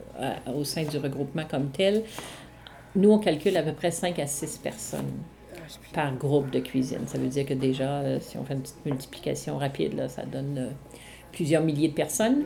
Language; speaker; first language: French; native; French